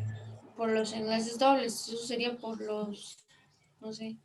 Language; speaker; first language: Spanish; native; Spanish